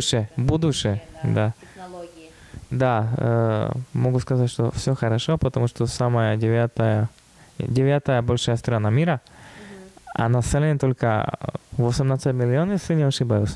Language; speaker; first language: Russian; non-native, fluent; Slovak